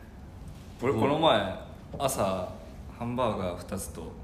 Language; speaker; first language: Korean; non-native, learner; Japanese